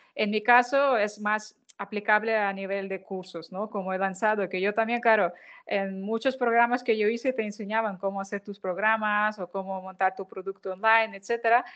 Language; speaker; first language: Spanish; non-native, fluent; Ukrainian